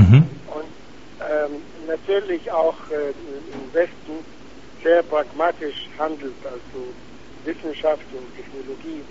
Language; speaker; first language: German; non-native, fluent; Arabic